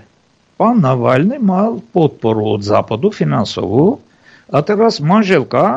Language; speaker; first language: Slovak; non-native, fluent; Armenian